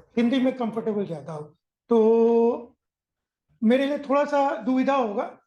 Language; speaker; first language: Hindi; native; Hindi